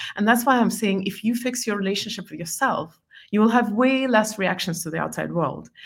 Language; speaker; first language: English; non-native, fluent; Estonian